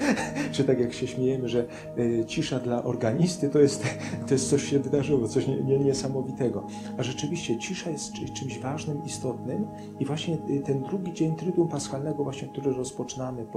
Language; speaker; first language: Polish; native; Polish